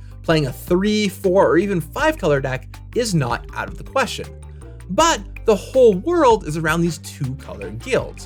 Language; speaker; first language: English; native; English